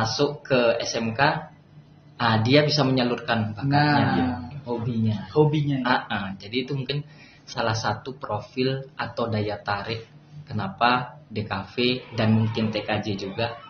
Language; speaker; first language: Indonesian; native; Indonesian